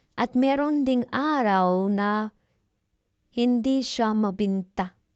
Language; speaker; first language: Filipino; non-native, local second language; Cebuano